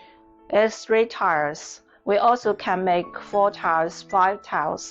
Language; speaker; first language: English; non-native, learner; Chinese